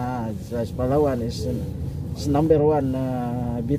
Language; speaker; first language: English; non-native, local second language; Filipino